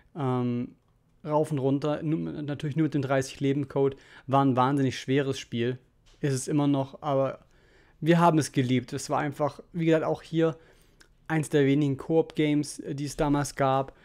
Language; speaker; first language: German; native; German